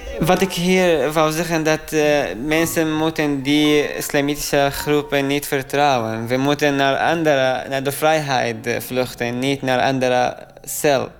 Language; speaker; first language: Dutch; non-native, learner; Arabic